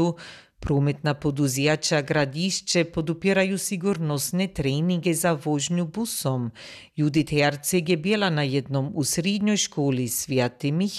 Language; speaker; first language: Serbian; native; Serbian